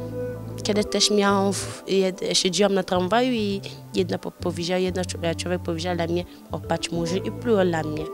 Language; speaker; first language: Polish; non-native, learner; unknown